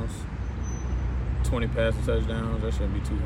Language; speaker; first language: English; native; English